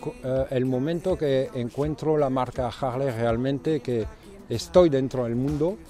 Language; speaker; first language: Spanish; non-native, fluent; French